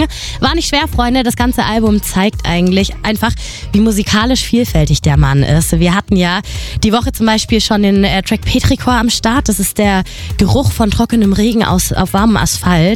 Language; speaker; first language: German; native; German